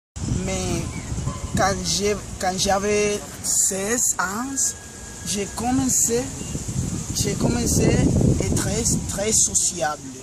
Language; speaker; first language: French; non-native, learner; Spanish